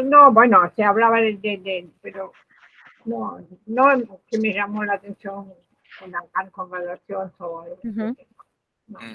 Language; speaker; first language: Spanish; non-native, fluent; German